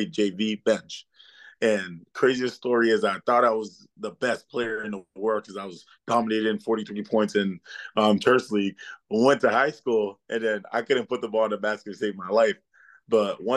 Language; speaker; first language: English; early bilingual, other home language; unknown